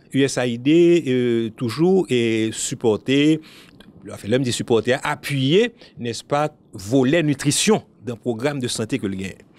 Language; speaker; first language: French; non-native, local second language; Haitian Creole